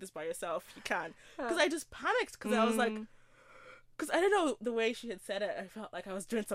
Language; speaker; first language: English; native; English